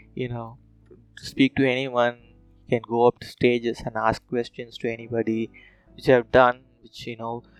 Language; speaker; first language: English; non-native, local second language; Telugu